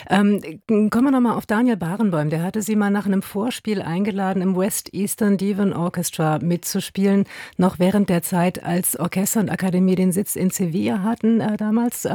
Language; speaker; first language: German; native; German